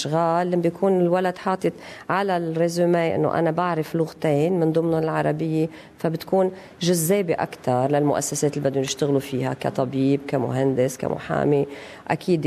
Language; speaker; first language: Arabic; native; Arabic